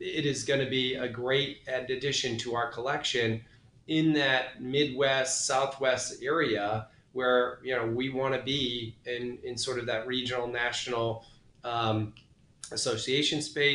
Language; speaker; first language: English; native; English